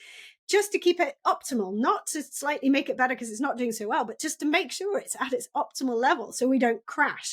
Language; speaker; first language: English; native; English